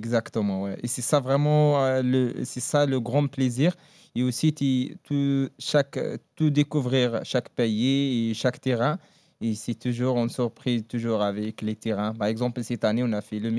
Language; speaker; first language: French; non-native, learner; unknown